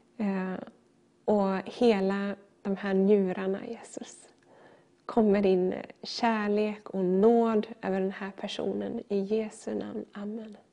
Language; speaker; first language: Swedish; native; Swedish